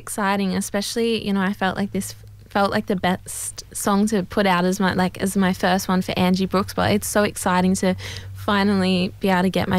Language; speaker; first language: English; native; English